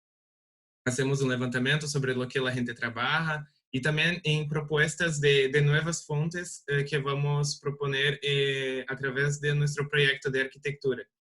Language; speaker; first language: Spanish; non-native, learner; Portuguese